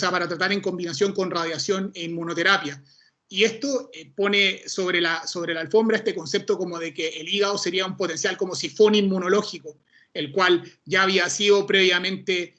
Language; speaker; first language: Spanish; native; Spanish